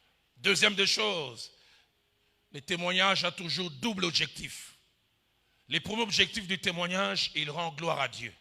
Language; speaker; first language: French; non-native, local second language; Lingala